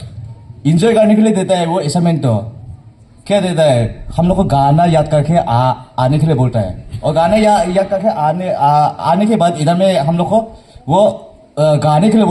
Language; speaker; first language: Hindi; non-native, local second language; Garo